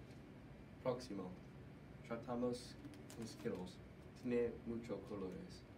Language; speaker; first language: Spanish; non-native, learner; English